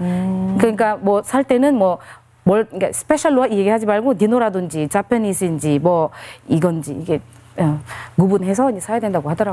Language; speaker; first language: Korean; non-native, fluent; Filipino